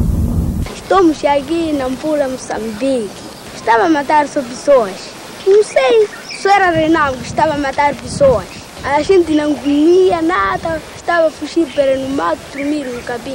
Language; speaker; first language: Portuguese; non-native, learner; Makhuwa